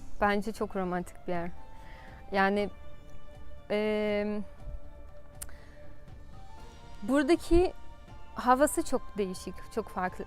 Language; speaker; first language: Turkish; non-native, fluent; Portuguese